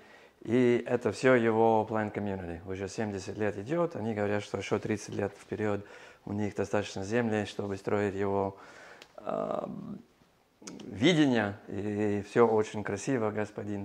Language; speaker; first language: Russian; non-native, learner; English